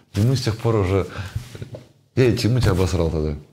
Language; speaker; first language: Russian; native; Russian